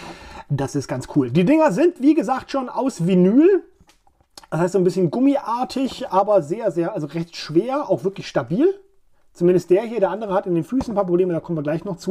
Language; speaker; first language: German; native; German